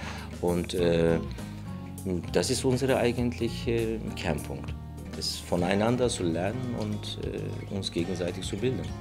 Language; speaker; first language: German; non-native, fluent; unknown